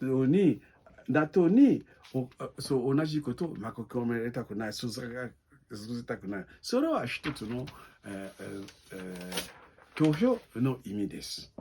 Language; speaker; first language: Japanese; non-native, learner; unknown